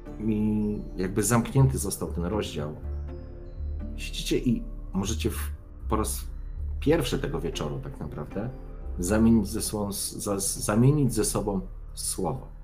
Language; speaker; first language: Polish; native; Polish